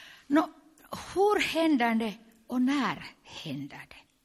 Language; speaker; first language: Swedish; non-native, local second language; Finnish